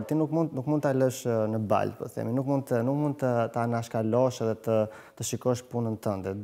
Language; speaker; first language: Albanian; native; Albanian